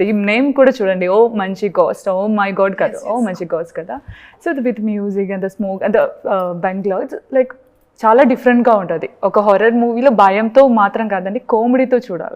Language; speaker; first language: Telugu; non-native, learner; Malayalam